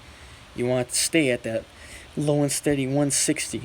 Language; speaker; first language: English; native; English